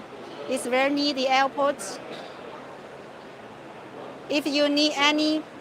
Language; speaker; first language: English; non-native, local second language; Chinese